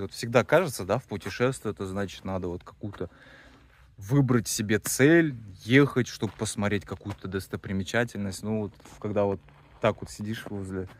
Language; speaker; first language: Russian; native; Russian